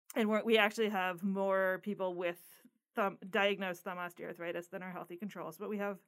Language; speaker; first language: English; native; English